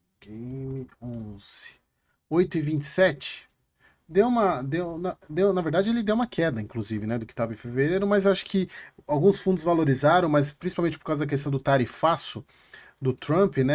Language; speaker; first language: Portuguese; native; Portuguese